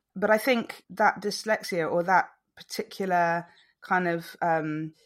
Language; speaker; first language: English; native; English